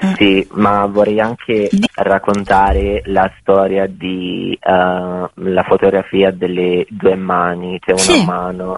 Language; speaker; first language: Italian; non-native, fluent; Bosnian